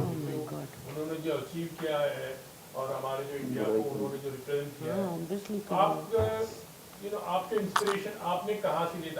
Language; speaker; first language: Hindi; native; Hindi